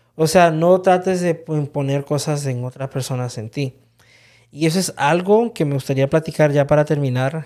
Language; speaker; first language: Spanish; early bilingual, heritage; Spanish